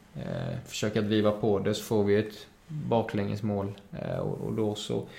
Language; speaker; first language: Swedish; early bilingual, other home language; Spanish